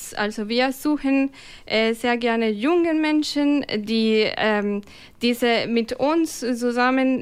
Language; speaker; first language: German; non-native, fluent; Spanish